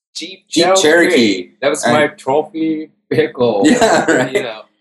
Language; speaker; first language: English; non-native, learner; Japanese